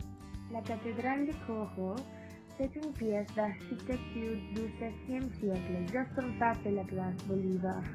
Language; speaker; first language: French; non-native, learner; Spanish